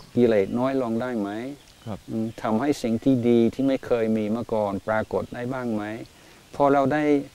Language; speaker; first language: Thai; non-native, fluent; English